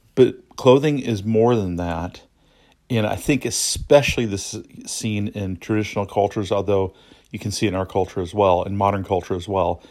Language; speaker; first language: English; native; English